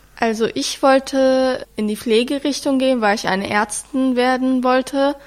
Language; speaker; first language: German; early bilingual, other home language; Arabic